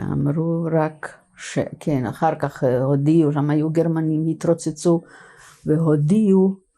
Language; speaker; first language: Hebrew; non-native, fluent; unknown